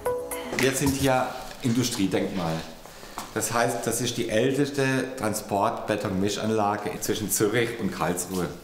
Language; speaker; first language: German; native; German